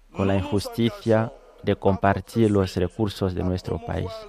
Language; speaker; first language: Spanish; non-native, fluent; French